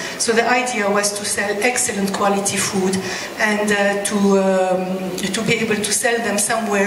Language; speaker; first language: English; non-native, fluent; French